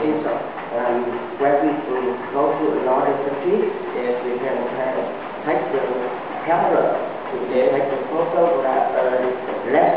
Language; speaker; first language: English; non-native, learner; Vietnamese